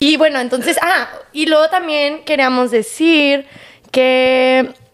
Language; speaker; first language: Spanish; native; Spanish